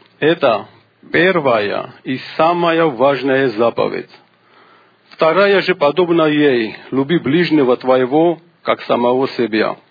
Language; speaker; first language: Russian; non-native, local second language; Georgian